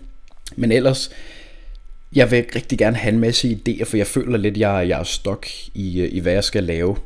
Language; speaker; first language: Danish; native; Danish